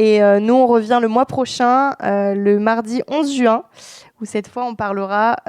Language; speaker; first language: French; native; French